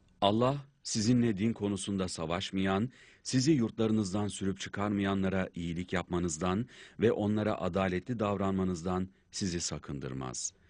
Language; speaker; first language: Turkish; native; Turkish